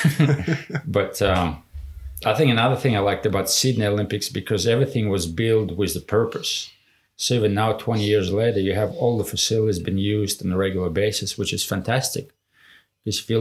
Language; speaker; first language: English; non-native, fluent; Latvian